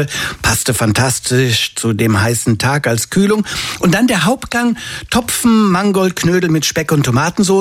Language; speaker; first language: German; native; German